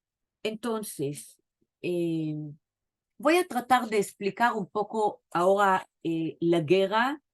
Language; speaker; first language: Spanish; non-native, fluent; Hebrew